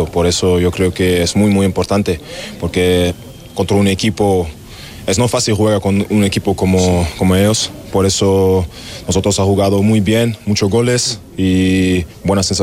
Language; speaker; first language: Spanish; non-native, learner; German